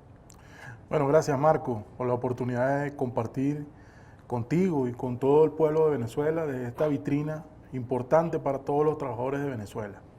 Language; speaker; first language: Spanish; native; Spanish